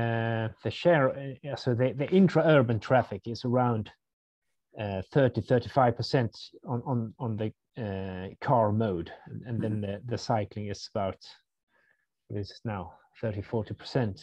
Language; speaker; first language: English; non-native, fluent; Swedish